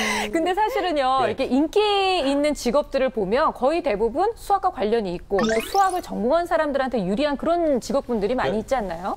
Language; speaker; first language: Korean; native; Korean